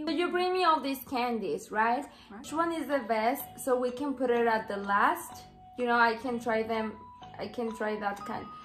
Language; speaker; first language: English; non-native, fluent; Spanish